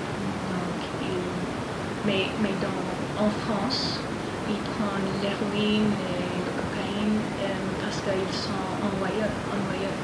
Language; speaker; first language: French; non-native, learner; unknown